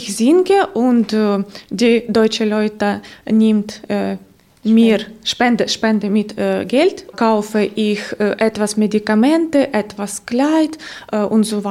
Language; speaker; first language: German; non-native, learner; Ukrainian